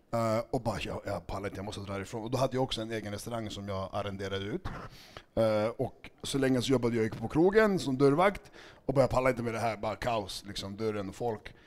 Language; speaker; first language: Swedish; early bilingual, other home language; Serbian